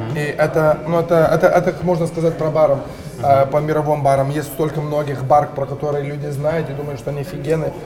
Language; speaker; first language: Russian; non-native, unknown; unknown